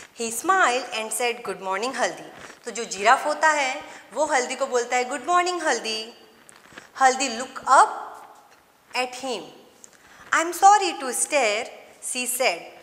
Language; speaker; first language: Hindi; non-native, local second language; Gujarati